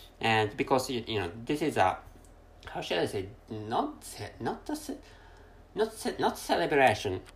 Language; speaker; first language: English; non-native, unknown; Japanese